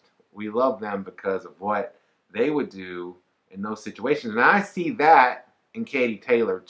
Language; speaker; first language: English; native; English